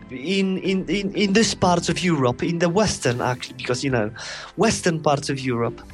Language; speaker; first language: English; non-native, fluent; Polish